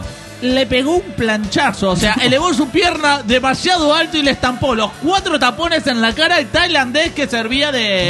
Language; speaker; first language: Spanish; native; Spanish